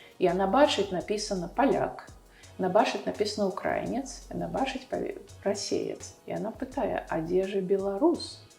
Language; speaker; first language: Belarusian; non-native, local second language; Russian